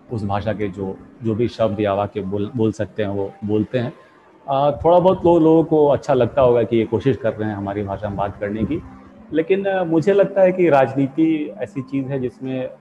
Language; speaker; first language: Hindi; native; Hindi